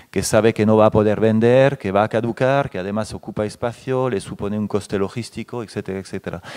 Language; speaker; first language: Spanish; non-native, fluent; French